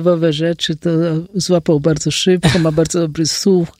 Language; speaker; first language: Polish; native; Polish